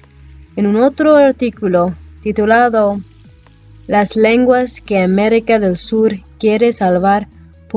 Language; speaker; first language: Spanish; non-native, learner; English